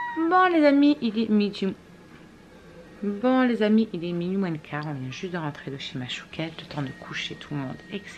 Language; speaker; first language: French; native; French